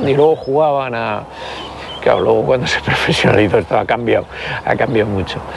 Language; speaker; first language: Spanish; native; Spanish